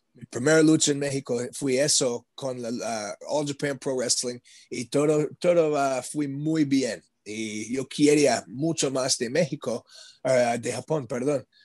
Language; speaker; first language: Spanish; non-native, learner; English